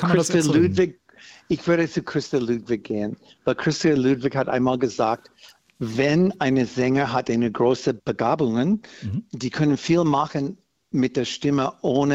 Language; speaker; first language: German; non-native, fluent; English